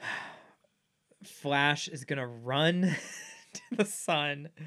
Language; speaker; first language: English; native; English